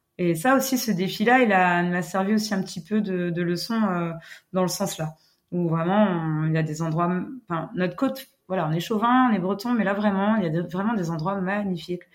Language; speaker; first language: French; non-native, fluent; English